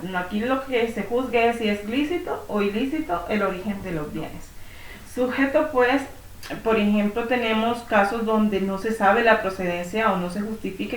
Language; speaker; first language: Spanish; native; Spanish